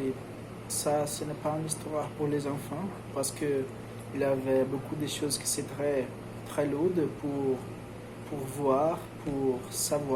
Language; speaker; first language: French; non-native, learner; Portuguese